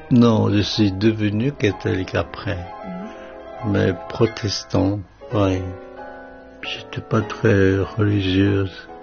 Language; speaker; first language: French; non-native, fluent; Korean